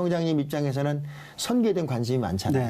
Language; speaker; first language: Korean; native; Korean